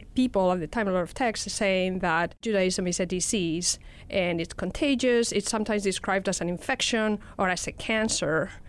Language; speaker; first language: English; non-native, fluent; Spanish